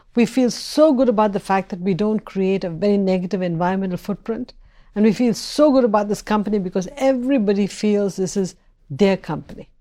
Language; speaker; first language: English; non-native, local second language; Tamil